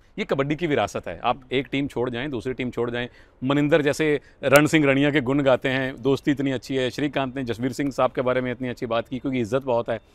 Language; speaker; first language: Hindi; native; Hindi